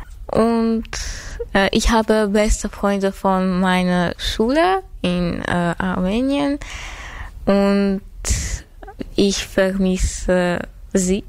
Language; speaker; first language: German; non-native, learner; Armenian